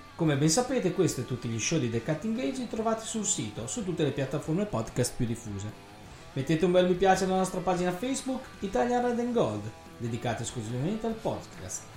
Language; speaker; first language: Italian; native; Italian